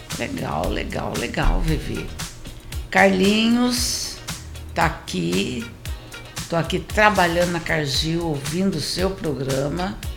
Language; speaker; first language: Portuguese; native; Portuguese